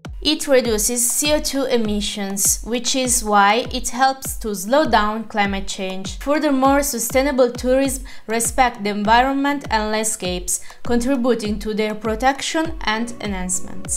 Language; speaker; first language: English; non-native, fluent; Italian